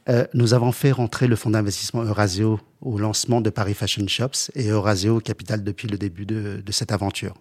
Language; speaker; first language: French; early bilingual, other home language; Chinese